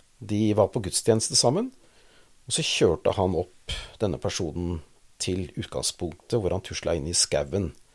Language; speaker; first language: Norwegian; native; Norwegian